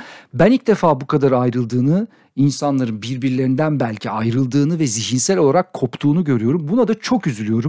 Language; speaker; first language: Turkish; native; Turkish